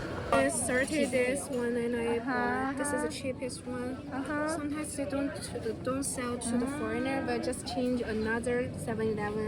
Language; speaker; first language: English; non-native, learner; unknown